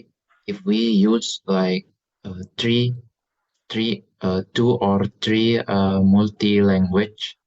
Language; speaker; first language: English; non-native, learner; Indonesian